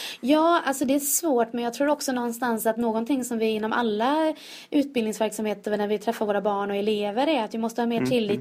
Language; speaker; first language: Swedish; native; Swedish